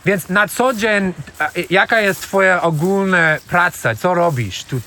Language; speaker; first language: Polish; non-native, learner; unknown